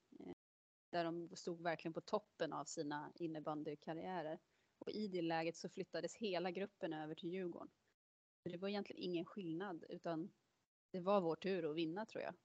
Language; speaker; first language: Swedish; native; Swedish